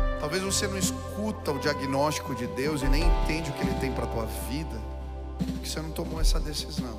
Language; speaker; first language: Portuguese; native; Portuguese